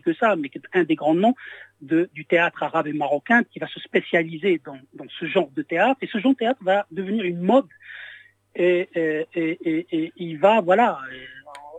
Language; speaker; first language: French; non-native, local second language; Arabic